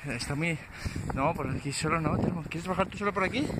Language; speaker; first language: Spanish; native; Spanish